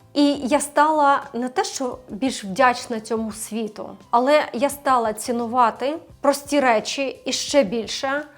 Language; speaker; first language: Ukrainian; non-native, local second language; Russian